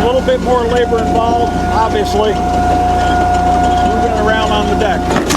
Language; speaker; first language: English; native; English